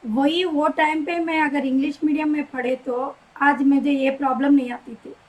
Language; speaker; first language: Hindi; non-native, local second language; Telugu